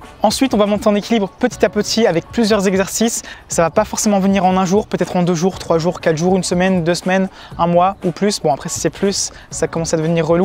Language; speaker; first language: French; native; French